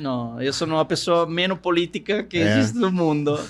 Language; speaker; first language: Portuguese; non-native, fluent; Italian